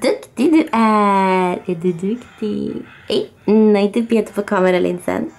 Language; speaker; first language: Swedish; native; Swedish